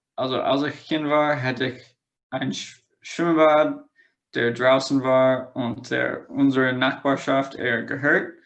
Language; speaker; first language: German; non-native, fluent; English